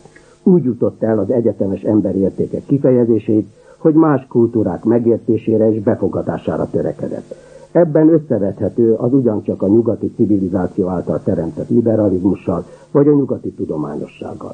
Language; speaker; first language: Hungarian; native; Hungarian